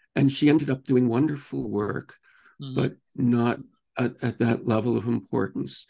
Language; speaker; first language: English; native; English